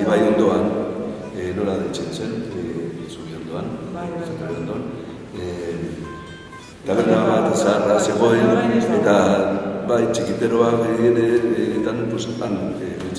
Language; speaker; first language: Basque; non-native, local second language; Spanish